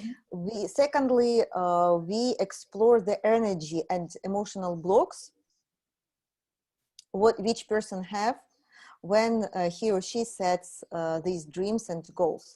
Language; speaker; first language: English; non-native, fluent; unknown